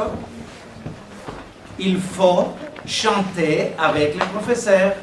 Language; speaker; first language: French; non-native, fluent; Greek